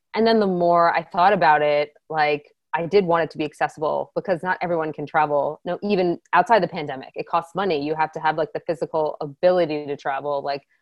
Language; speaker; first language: English; native; English